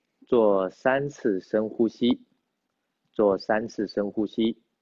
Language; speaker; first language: Chinese; native; Chinese